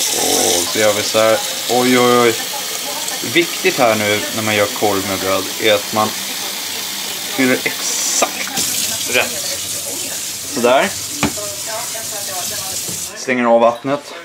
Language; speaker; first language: Swedish; native; Swedish